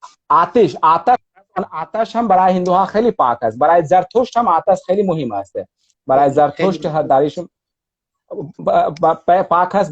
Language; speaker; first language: Persian; non-native, fluent; Hindi